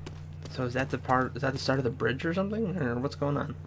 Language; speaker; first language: English; native; English